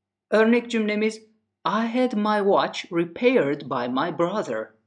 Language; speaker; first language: English; non-native, fluent; Turkish